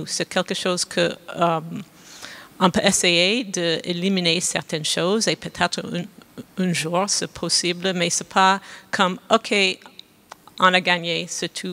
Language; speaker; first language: French; non-native, fluent; English